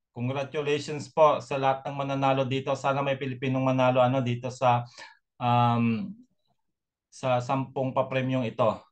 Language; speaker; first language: Filipino; native; Filipino